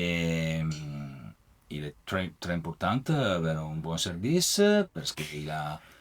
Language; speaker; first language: French; non-native, learner; Italian